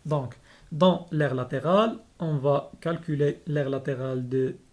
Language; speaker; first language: French; non-native, local second language; Arabic